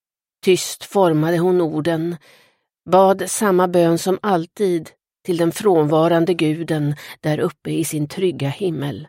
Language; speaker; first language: Swedish; native; Swedish